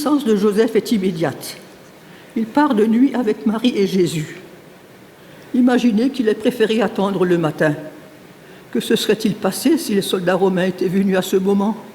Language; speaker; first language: French; native; French